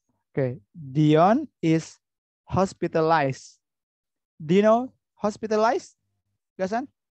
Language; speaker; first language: English; non-native, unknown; Indonesian